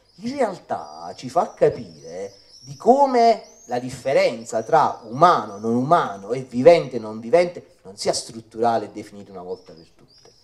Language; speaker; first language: Italian; native; Italian